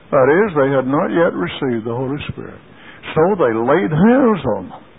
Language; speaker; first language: English; native; English